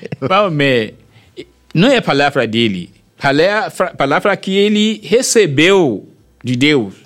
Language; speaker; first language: Portuguese; non-native, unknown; Yoruba